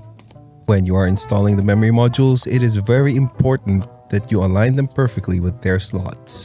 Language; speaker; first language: English; native; English